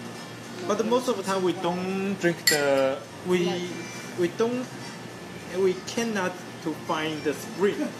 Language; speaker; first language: English; non-native, learner; Chinese